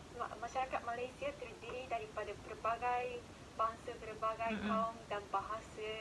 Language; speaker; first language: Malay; non-native, fluent; Japanese